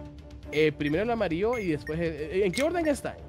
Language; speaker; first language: Spanish; native; Spanish